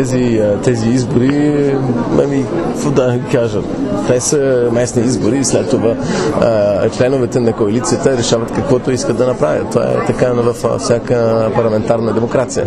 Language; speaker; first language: Bulgarian; non-native, fluent; French